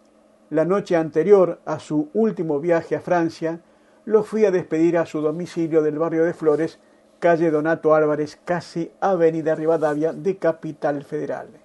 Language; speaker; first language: Spanish; native; Spanish